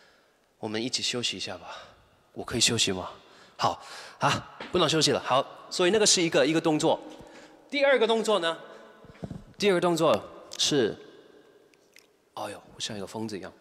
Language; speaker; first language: Chinese; non-native, fluent; English